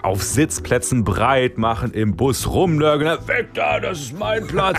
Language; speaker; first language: German; native; German